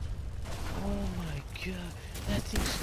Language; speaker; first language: English; native; English